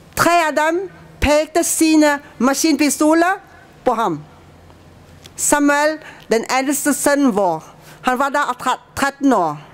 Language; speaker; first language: Norwegian; non-native, fluent; Vietnamese